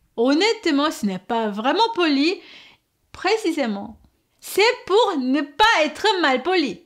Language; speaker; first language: French; non-native, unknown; Korean